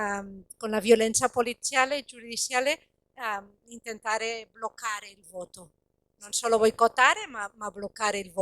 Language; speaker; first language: Italian; non-native, fluent; Catalan